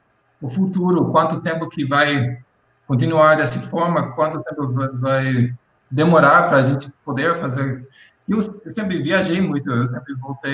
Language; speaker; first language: Portuguese; non-native, fluent; English